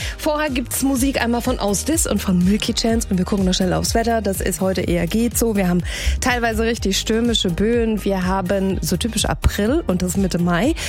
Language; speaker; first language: German; native; German